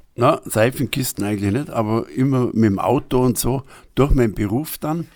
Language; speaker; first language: German; native; German